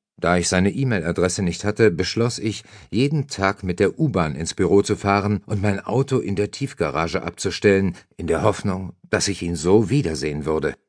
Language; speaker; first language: German; native; German